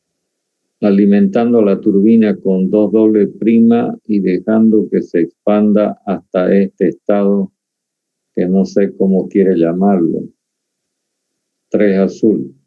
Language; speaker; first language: Spanish; native; Spanish